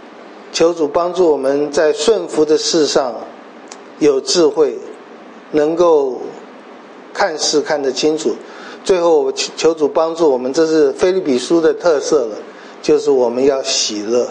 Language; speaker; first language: Chinese; native; Chinese